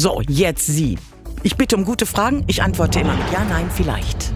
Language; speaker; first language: German; native; German